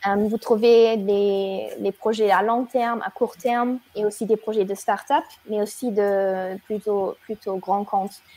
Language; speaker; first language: French; non-native, fluent; German